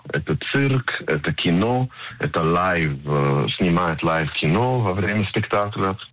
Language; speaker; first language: Russian; non-native, fluent; Hebrew